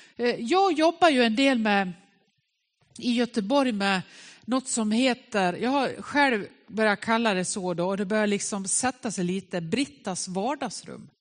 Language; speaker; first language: Swedish; native; Swedish